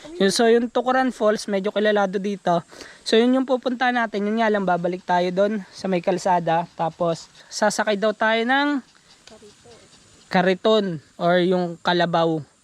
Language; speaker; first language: Filipino; native; Filipino